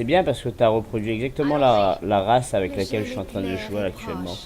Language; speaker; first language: French; native; French